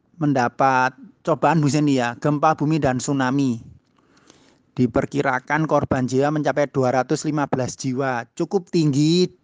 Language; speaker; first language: Indonesian; native; Indonesian